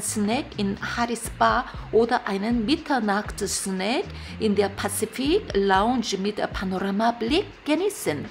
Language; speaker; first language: German; non-native, fluent; Korean